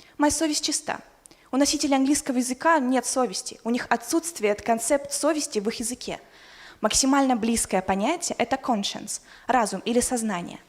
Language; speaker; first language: Russian; native; Russian